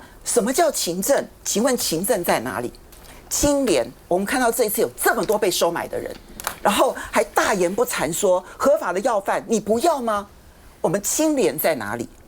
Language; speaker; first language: Chinese; native; Chinese